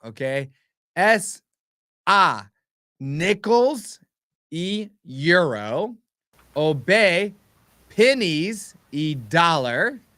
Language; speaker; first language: Spanish; non-native, learner; English